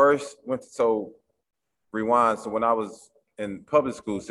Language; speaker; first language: English; native; English